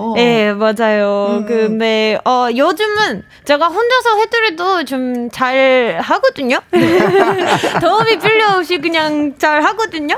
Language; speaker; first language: Korean; non-native, fluent; Spanish